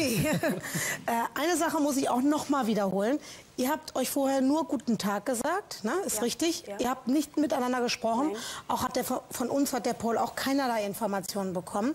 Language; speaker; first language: German; native; German